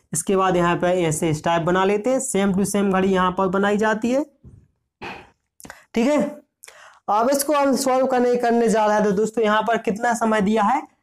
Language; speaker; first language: Hindi; native; Hindi